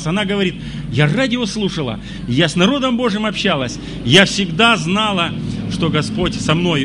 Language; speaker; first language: Russian; native; Russian